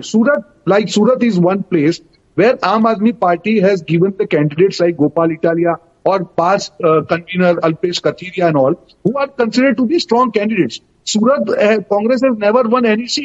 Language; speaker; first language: English; non-native, local second language; Gujarati